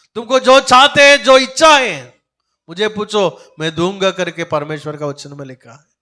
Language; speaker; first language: Hindi; non-native, local second language; Telugu